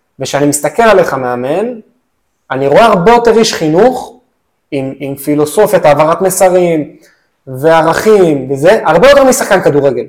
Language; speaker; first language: Hebrew; native; Hebrew